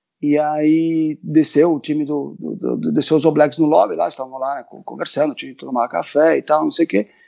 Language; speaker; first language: Portuguese; early bilingual, other home language; Spanish